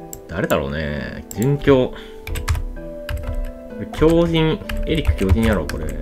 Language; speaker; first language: Japanese; native; Japanese